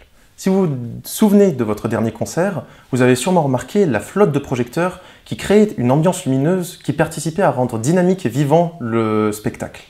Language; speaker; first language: French; native; French